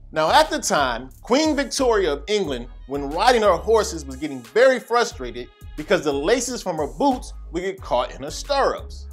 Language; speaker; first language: English; native; English